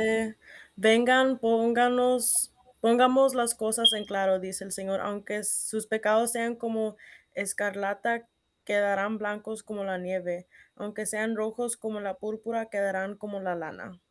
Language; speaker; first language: Spanish; early bilingual, heritage; Spanish